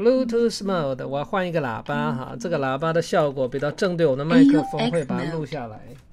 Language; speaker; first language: Chinese; native; Chinese